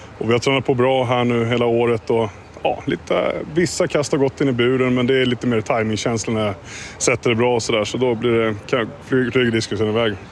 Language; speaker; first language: Swedish; native; Swedish